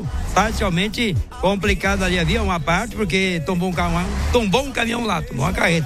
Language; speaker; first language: Portuguese; native; Portuguese